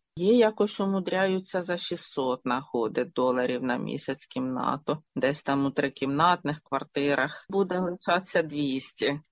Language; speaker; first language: Ukrainian; native; Ukrainian